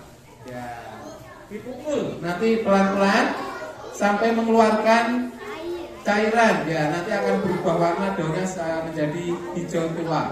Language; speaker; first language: Indonesian; native; Indonesian